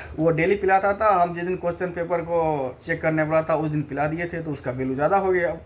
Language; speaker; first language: Hindi; native; Hindi